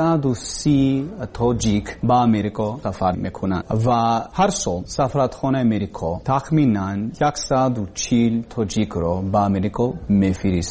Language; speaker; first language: Persian; non-native, learner; English